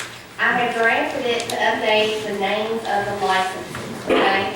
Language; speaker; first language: English; native; English